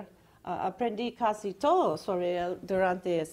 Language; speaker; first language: Spanish; non-native, fluent; English